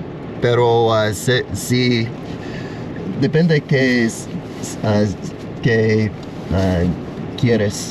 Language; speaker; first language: Spanish; non-native, learner; English